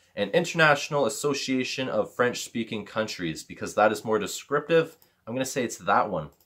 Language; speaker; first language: English; native; English